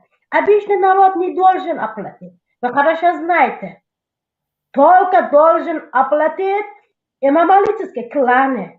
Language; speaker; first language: Russian; non-native, local second language; Tajik